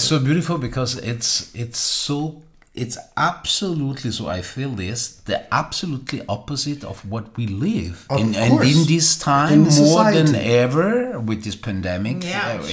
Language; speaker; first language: English; non-native, learner; German